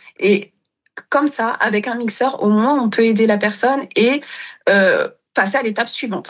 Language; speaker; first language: French; non-native, local second language; Wolof